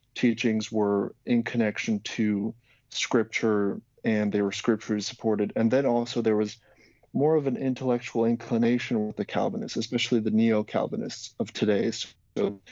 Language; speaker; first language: English; non-native, fluent; Slovak